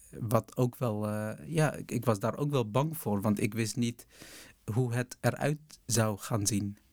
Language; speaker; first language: Dutch; early bilingual, other home language; Tigrinya